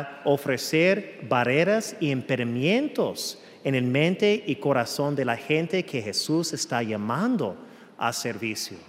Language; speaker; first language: Spanish; non-native, fluent; English